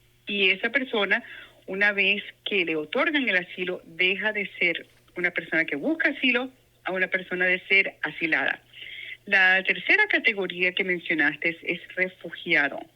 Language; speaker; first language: Spanish; non-native, local second language; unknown